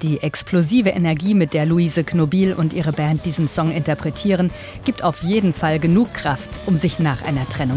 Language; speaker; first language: German; native; German